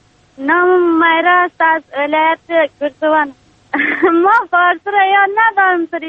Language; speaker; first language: Persian; non-native, local second language; Uzbek